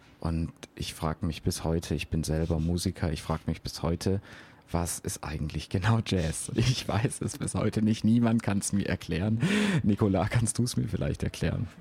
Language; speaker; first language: German; native; German